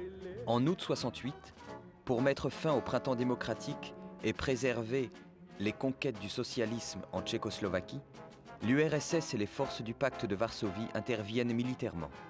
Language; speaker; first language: French; native; French